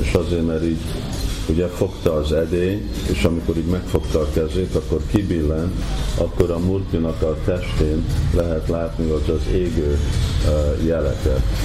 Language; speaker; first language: Hungarian; native; Hungarian